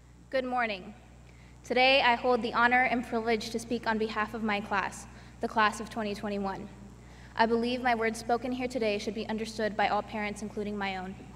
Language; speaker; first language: English; early bilingual, other home language; Spanish